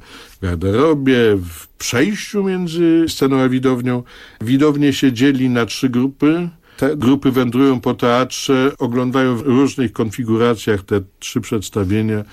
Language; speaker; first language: Polish; native; Polish